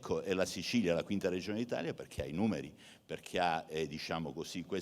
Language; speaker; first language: Italian; native; Italian